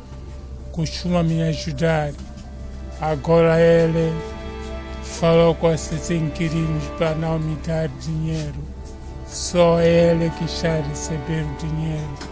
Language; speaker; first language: Portuguese; non-native, local second language; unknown